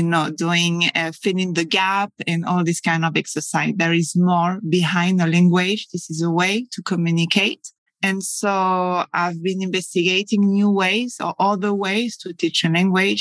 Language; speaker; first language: English; non-native, fluent; French